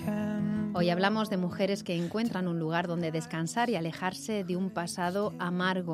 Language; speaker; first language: Spanish; native; Spanish